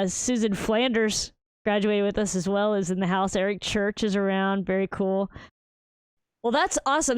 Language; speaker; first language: English; native; English